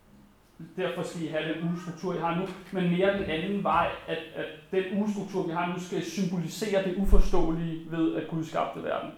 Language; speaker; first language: Danish; native; Danish